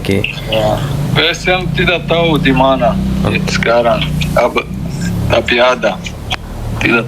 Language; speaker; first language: Indonesian; non-native, learner; Romanian